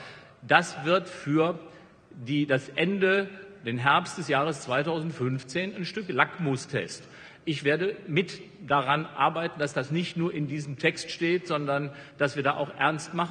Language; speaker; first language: German; native; German